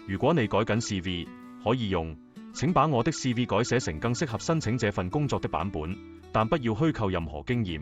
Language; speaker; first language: Cantonese; native; Cantonese